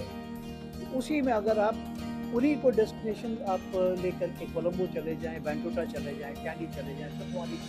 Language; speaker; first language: Hindi; native; Hindi